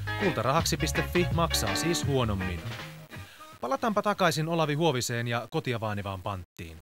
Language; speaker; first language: Finnish; native; Finnish